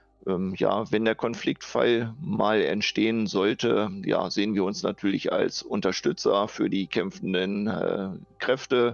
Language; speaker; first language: German; native; German